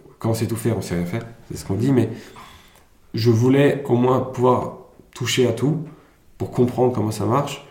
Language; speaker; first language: French; early bilingual, other home language; Italian